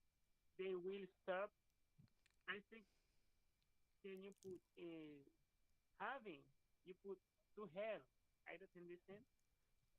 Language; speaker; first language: English; non-native, learner; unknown